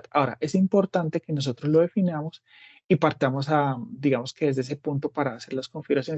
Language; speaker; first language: Spanish; native; Spanish